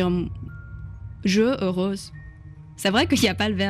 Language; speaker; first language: French; non-native, fluent; Chinese